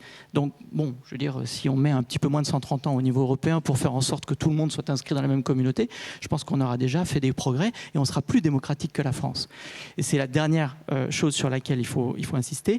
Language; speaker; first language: French; native; French